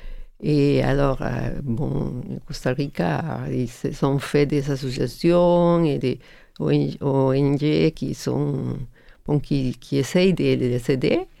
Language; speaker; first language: French; non-native, learner; Spanish